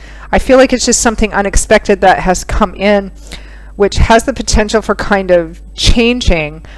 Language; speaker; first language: English; native; English